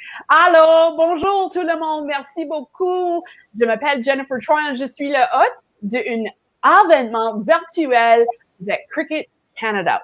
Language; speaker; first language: French; non-native, learner; English